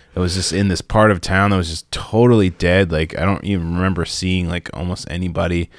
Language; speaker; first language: English; native; English